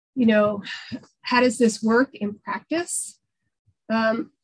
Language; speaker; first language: English; native; English